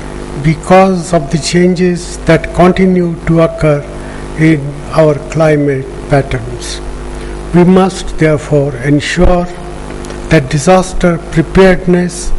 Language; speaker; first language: English; non-native, local second language; Punjabi